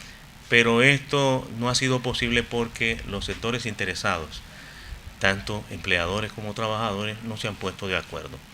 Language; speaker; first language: Spanish; native; Spanish